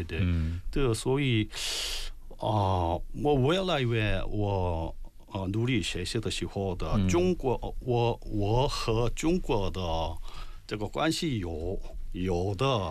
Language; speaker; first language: Chinese; non-native, learner; Korean